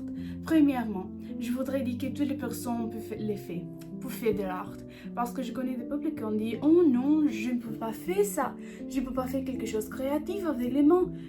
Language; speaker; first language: French; non-native, learner; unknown